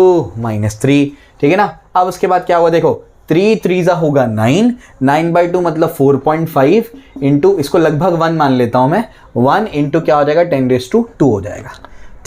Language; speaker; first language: Hindi; native; Hindi